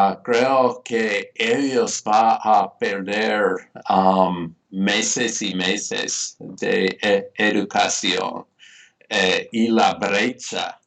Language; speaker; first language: Spanish; non-native, fluent; English